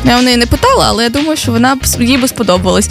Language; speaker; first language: Ukrainian; native; Ukrainian